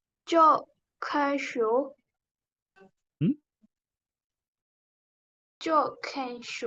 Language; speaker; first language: Chinese; non-native, learner; Burmese